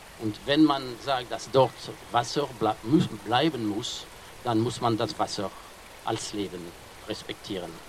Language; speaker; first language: German; non-native, fluent; French